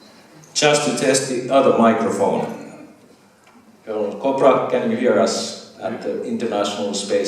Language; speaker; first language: English; non-native, fluent; Finnish